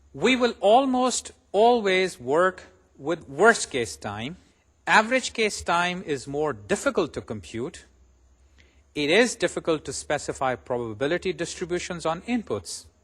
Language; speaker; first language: English; non-native, local second language; Urdu